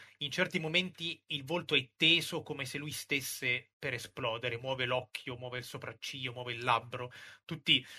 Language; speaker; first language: Italian; native; Italian